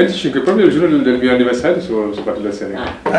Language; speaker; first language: Italian; non-native, fluent; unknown